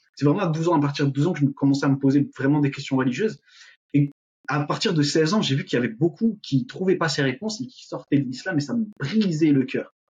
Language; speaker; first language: French; non-native, local second language; Arabic